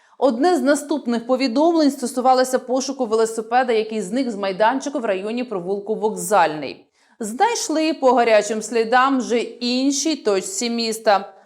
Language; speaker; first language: Ukrainian; native; Ukrainian